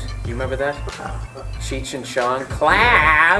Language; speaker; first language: English; native; English